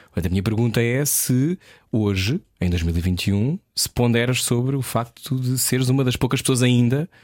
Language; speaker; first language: Portuguese; native; Portuguese